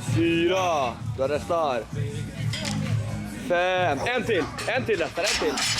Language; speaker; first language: Swedish; native; Swedish